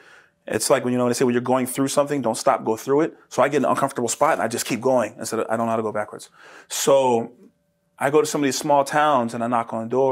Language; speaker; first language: English; native; English